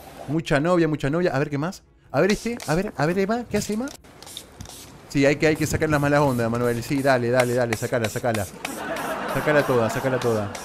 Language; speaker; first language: Spanish; native; Spanish